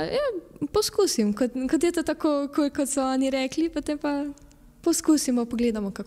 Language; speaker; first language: Slovenian; early bilingual, heritage; Slovenian